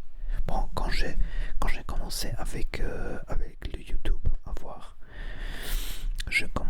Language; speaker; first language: French; non-native, learner; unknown